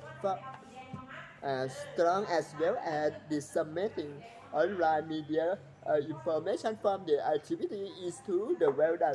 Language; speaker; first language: English; non-native, learner; Thai